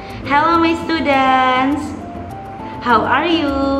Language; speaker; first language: English; non-native, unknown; Indonesian